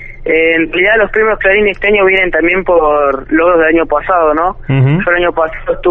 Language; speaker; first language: Spanish; native; Spanish